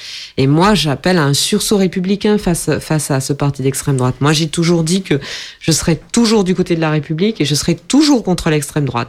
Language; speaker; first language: French; native; French